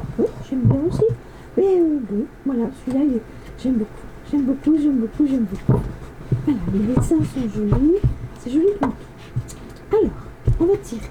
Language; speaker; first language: French; native; French